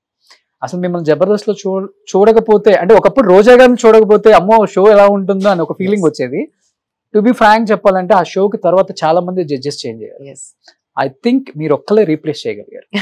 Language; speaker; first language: Telugu; native; Telugu